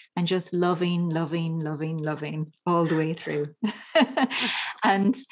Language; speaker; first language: English; native; English